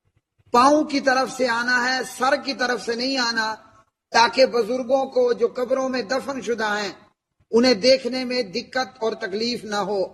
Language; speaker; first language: Urdu; native; Urdu